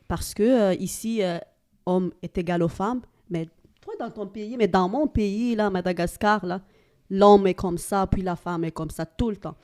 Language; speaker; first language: French; non-native, local second language; Malagasy